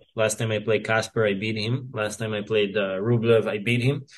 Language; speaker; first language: English; non-native, fluent; Serbian